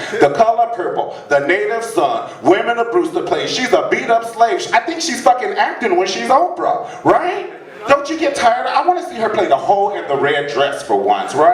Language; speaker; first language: English; native; English